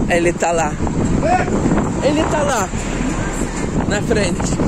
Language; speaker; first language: Portuguese; non-native, learner; Ukrainian